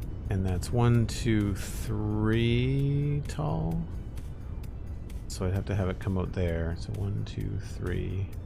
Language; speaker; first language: English; native; English